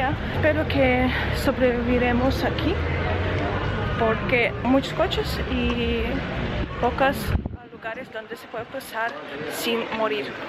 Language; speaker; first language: Spanish; non-native, fluent; Russian